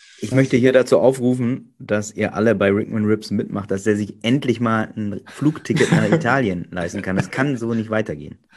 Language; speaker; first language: German; native; German